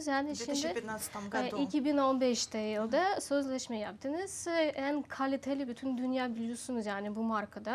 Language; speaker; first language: Turkish; non-native, learner; Russian